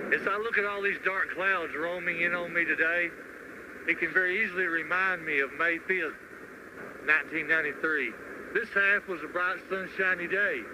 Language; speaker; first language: English; native; English